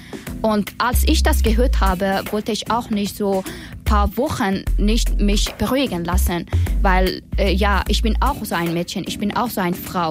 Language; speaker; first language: German; non-native, learner; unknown